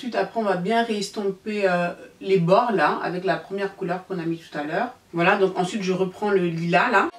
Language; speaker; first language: French; native; French